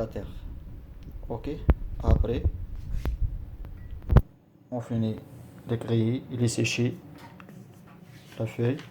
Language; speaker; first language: French; non-native, learner; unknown